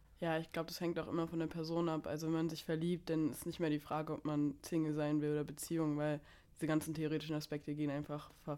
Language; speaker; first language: German; native; German